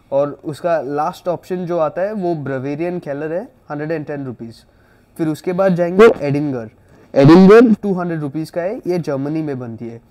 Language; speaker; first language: Hindi; non-native, local second language; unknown